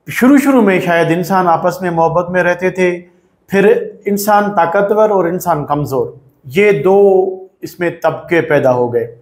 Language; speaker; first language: Urdu; non-native, local second language; Sindhi